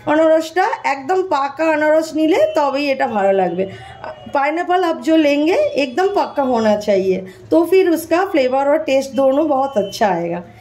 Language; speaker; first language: Hindi; non-native, local second language; Bangla